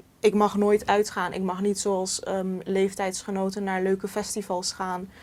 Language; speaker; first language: Dutch; early bilingual, other home language; Turkish